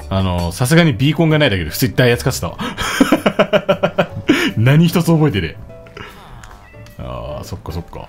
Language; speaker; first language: Japanese; native; Japanese